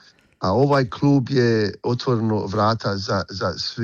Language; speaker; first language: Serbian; early bilingual, heritage; Croatian